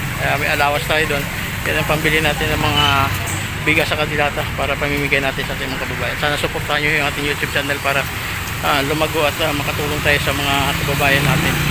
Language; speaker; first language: Filipino; native; Filipino